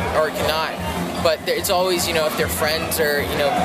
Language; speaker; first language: English; native; English